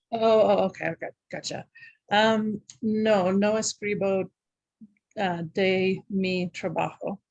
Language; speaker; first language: Spanish; non-native, learner; English